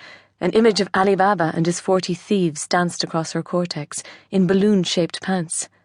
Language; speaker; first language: English; native; English